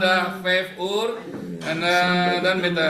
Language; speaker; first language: Dutch; non-native, learner; Indonesian